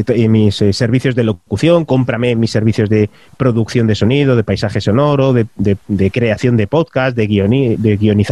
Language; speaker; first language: Spanish; native; Spanish